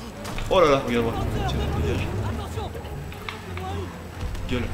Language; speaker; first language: French; native; French